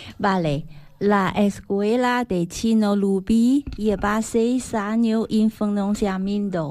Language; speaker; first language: Spanish; non-native, learner; Chinese